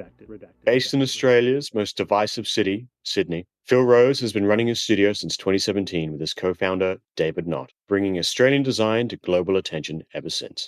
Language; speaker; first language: English; native; English